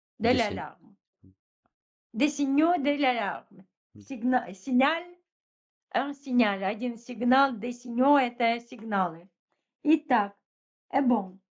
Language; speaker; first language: French; non-native, fluent; Russian